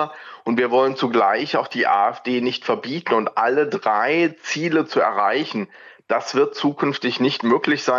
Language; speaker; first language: German; native; German